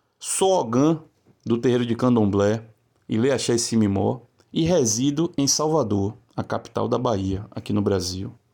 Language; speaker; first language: Portuguese; native; Portuguese